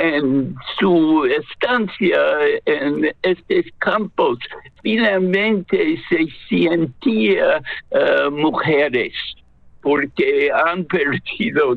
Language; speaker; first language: Spanish; non-native, fluent; English